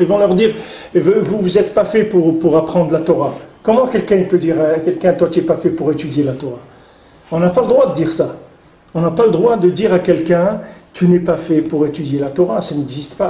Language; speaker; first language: French; native; French